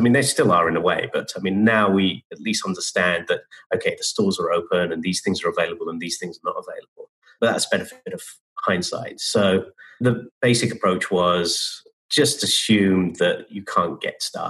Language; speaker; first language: English; native; English